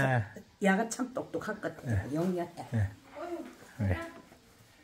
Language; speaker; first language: Korean; native; Korean